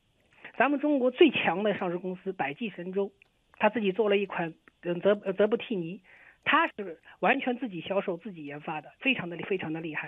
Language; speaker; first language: Chinese; native; Chinese